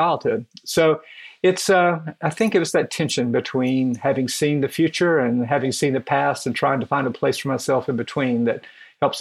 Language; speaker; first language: English; native; English